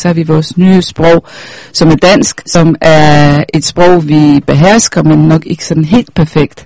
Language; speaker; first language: Danish; non-native, fluent; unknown